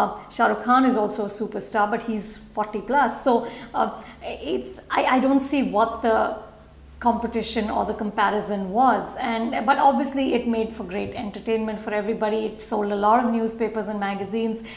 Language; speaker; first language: English; non-native, local second language; Hindi